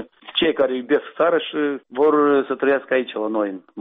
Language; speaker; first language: Romanian; non-native, local second language; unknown